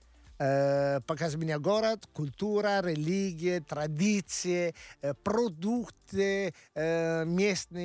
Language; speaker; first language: Russian; non-native, learner; Italian